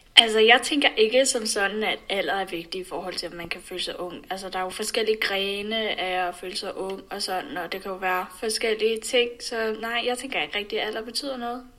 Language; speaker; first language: Danish; native; Danish